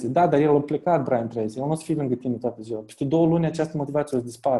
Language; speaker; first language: Romanian; native; Romanian